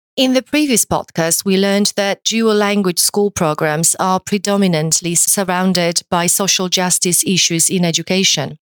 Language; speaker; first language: English; non-native, fluent; Polish